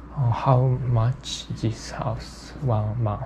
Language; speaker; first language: English; non-native, learner; Japanese